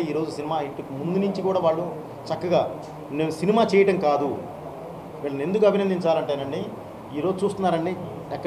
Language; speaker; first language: Telugu; native; Telugu